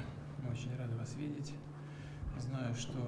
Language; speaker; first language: Russian; native; Russian